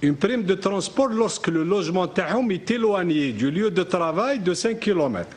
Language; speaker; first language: French; non-native, local second language; Arabic